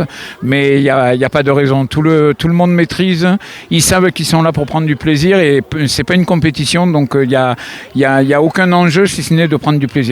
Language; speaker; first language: French; native; French